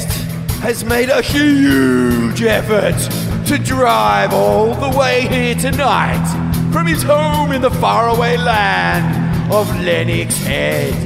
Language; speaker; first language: English; native; English